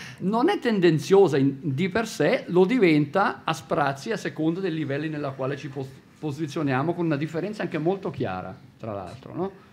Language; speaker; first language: Italian; native; Italian